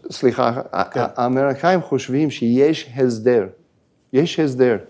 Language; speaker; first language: Hebrew; non-native, fluent; English